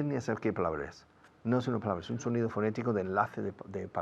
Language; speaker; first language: Spanish; non-native, fluent; English